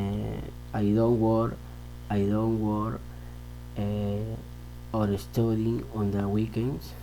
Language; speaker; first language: English; non-native, learner; Spanish